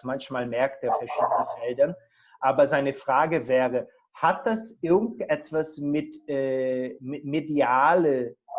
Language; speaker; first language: German; non-native, fluent; Portuguese